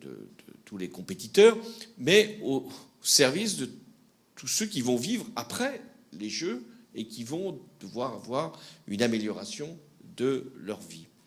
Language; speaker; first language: French; native; French